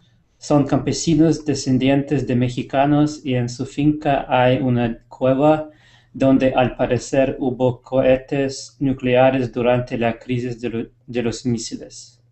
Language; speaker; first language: Spanish; non-native, learner; English